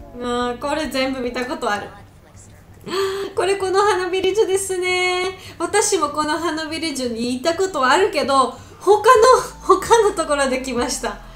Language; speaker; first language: Japanese; non-native, learner; Georgian